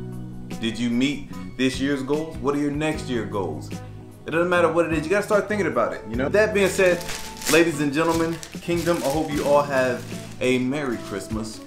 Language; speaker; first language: English; native; English